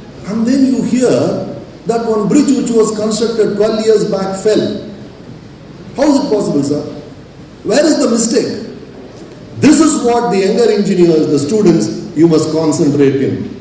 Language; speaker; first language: English; non-native, local second language; Kannada